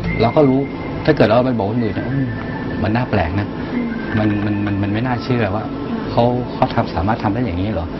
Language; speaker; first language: Thai; native; Thai